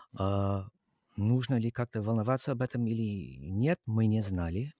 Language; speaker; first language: Russian; non-native, fluent; English